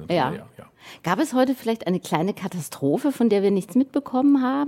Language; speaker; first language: German; native; German